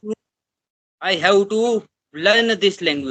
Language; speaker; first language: English; non-native, learner; Hindi